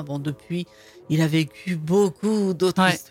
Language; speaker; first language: French; native; French